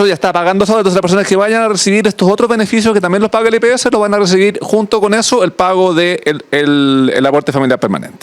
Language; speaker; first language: Spanish; native; Spanish